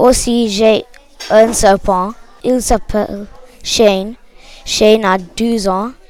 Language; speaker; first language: French; non-native, learner; English